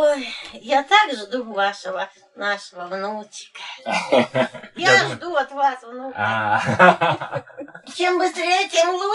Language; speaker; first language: Russian; native; Russian